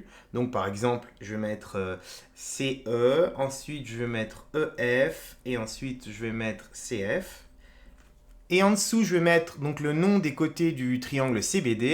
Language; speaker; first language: French; native; French